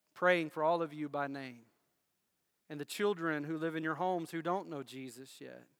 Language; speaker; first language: English; native; English